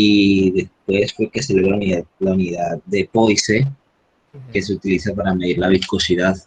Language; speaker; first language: Spanish; native; Spanish